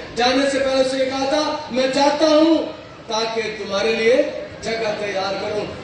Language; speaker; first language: Urdu; non-native, local second language; Punjabi